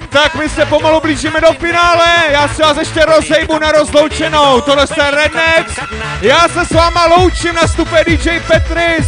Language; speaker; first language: Czech; native; Czech